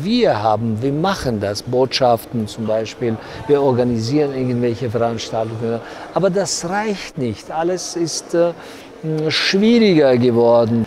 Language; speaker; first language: German; non-native, learner; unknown